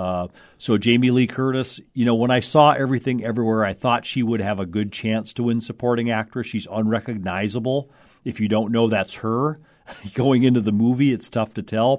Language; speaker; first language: English; native; English